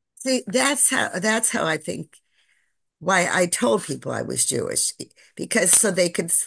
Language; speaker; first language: English; native; English